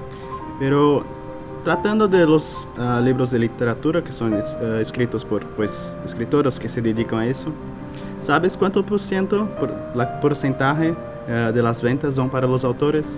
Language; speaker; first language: Spanish; non-native, fluent; Portuguese